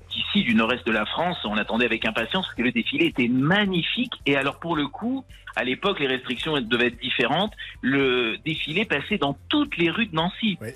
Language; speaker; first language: French; native; French